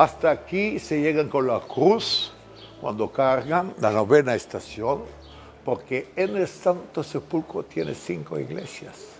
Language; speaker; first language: Spanish; non-native, fluent; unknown